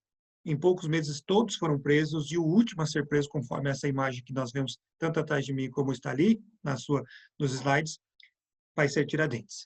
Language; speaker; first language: Portuguese; native; Portuguese